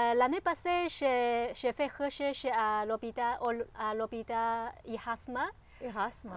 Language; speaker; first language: French; non-native, learner; Chinese